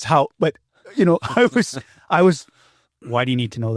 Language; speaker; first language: English; native; English